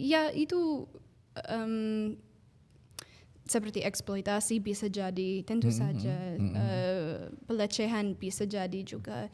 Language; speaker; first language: Indonesian; non-native, fluent; English